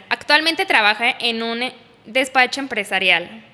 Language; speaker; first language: Spanish; native; Spanish